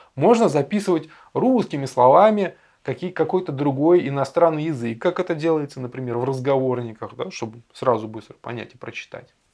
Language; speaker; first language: Russian; native; Russian